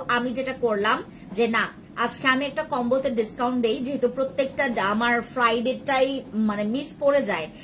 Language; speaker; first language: Bangla; native; Bangla